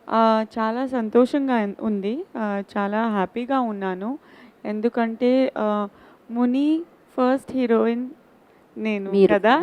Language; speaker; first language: Telugu; non-native, fluent; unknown